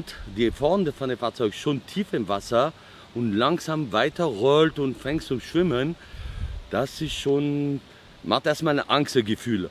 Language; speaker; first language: German; non-native, fluent; French